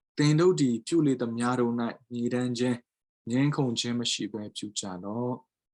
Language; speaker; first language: Burmese; non-native, local second language; Tedim Chin